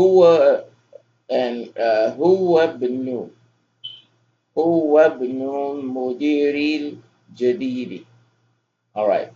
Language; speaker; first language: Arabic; non-native, fluent; English